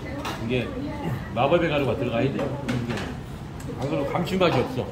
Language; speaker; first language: Korean; native; Korean